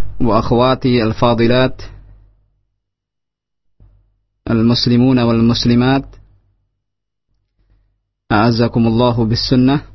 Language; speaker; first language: Arabic; non-native, fluent; Indonesian